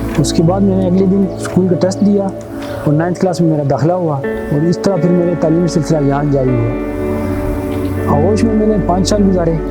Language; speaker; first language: Urdu; non-native, local second language; Pahari-Potwari